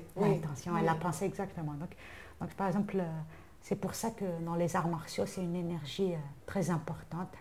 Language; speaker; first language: French; non-native, local second language; Arabic